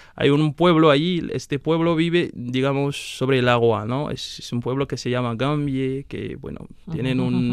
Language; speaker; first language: Spanish; non-native, fluent; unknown